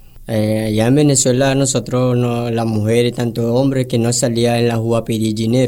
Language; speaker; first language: Spanish; non-native, local second language; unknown